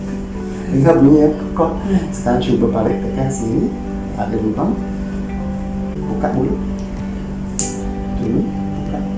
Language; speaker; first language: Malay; non-native, local second language; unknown